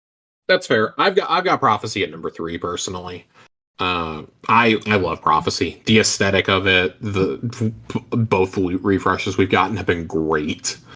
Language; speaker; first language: English; native; English